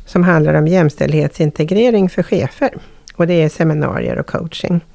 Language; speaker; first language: Swedish; native; Swedish